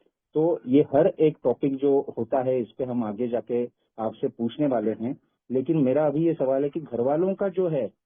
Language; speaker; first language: Hindi; native; Hindi